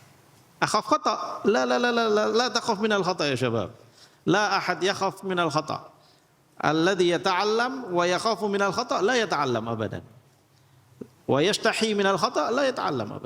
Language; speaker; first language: Arabic; non-native, fluent; Indonesian